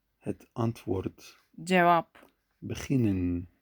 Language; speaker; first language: Dutch; non-native, learner; Turkish